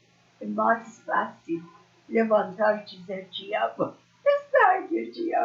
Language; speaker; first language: Portuguese; non-native, learner; Persian